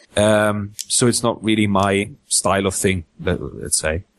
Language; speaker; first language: English; non-native, fluent; German